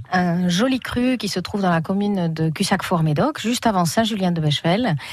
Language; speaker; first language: French; non-native, fluent; Spanish